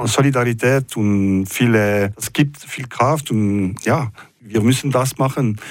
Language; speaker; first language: German; non-native, learner; French